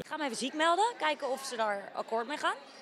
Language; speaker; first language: Dutch; native; Dutch